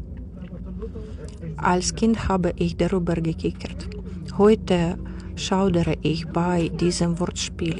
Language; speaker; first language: German; non-native, fluent; Ukrainian